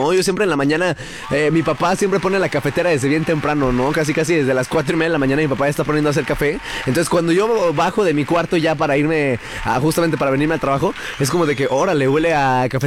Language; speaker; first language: Spanish; native; Spanish